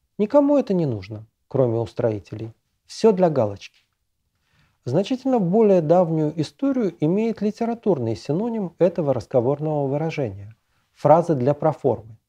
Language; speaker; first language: Russian; native; Russian